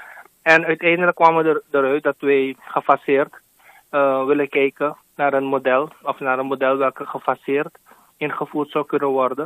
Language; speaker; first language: Dutch; native; Dutch